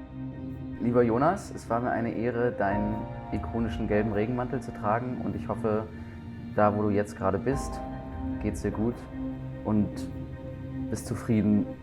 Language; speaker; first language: German; native; German